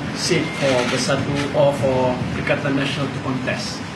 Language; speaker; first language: English; non-native, local second language; Malay